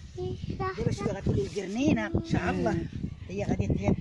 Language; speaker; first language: Arabic; native; Arabic